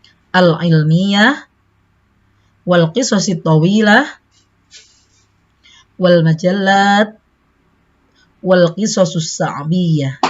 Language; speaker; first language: Arabic; non-native, fluent; Indonesian